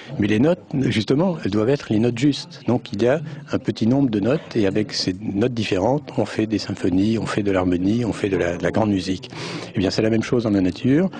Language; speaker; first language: French; native; French